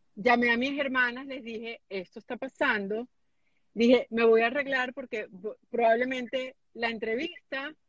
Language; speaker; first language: Spanish; native; Spanish